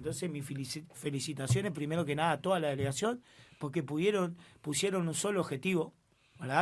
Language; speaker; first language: Spanish; native; Spanish